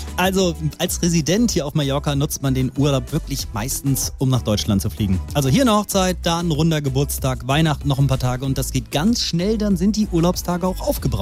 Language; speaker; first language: German; native; German